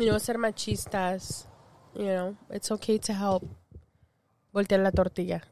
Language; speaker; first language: English; early bilingual, other home language; Spanish